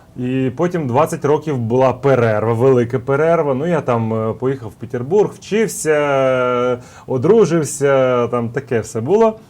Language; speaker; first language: Ukrainian; early bilingual, heritage; Russian